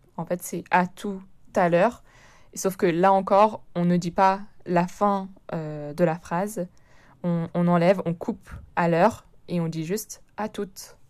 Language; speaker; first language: French; native; French